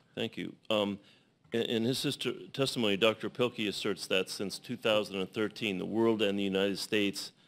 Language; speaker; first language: English; native; English